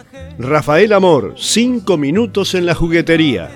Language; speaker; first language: Spanish; native; Spanish